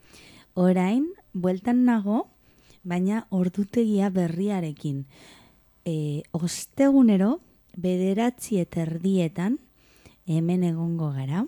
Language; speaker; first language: Basque; non-native, local second language; Spanish